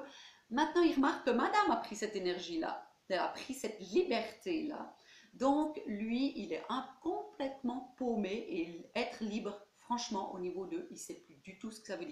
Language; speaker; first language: French; native; French